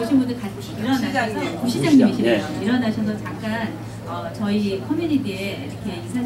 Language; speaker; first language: Korean; native; Korean